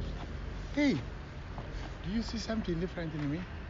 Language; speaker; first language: English; non-native, learner; Kabuverdianu